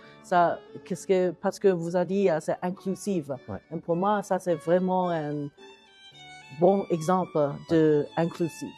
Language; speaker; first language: French; non-native, learner; Chinese